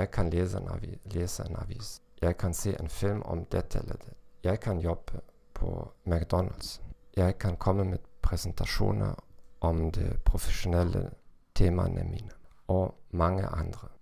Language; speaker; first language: Norwegian; non-native, learner; German